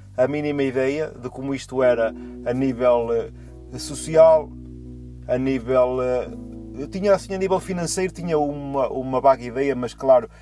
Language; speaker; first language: Portuguese; native; Portuguese